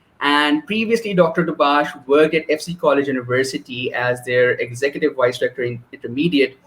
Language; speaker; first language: English; non-native, local second language; Urdu